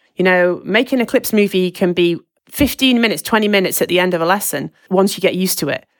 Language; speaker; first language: English; native; English